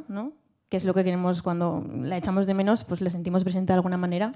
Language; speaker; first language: Spanish; native; Spanish